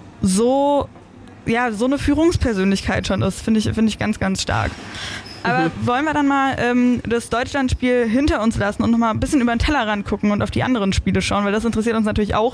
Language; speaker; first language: German; native; German